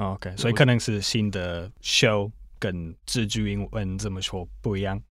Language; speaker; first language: Chinese; non-native, fluent; English